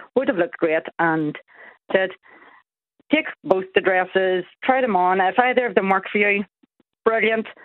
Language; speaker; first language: English; native; English